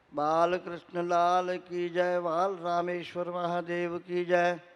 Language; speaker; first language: Hindi; non-native, local second language; Gujarati